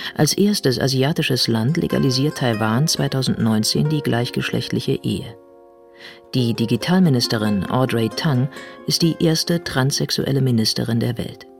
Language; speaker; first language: German; native; German